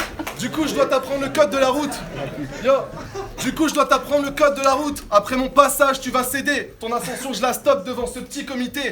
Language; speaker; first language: French; native; French